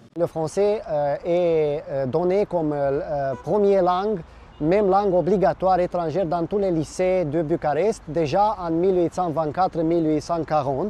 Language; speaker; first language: French; non-native, fluent; Romanian